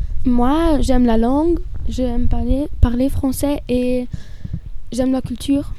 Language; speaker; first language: French; non-native, learner; German